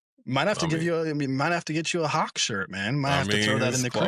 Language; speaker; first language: English; native; English